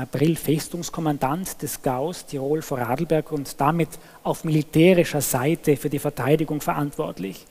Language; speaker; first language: German; native; German